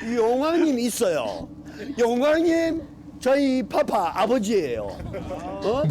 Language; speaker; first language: Korean; native; Korean